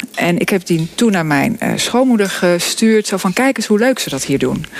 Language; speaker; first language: Dutch; native; Dutch